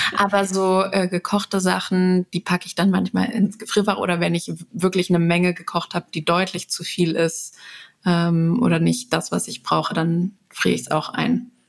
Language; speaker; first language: German; early bilingual, other home language; Serbian